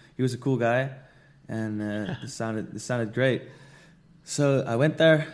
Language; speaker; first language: English; non-native, fluent; Dutch